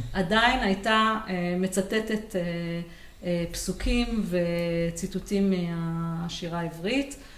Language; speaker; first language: Hebrew; native; Hebrew